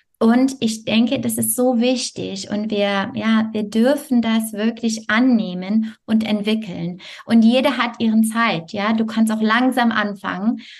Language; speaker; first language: German; non-native, fluent; French